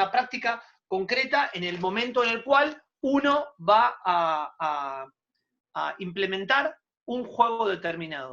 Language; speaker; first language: Spanish; native; Spanish